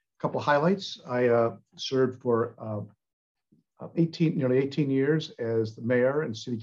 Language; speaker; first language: English; native; English